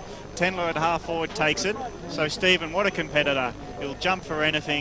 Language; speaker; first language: English; native; English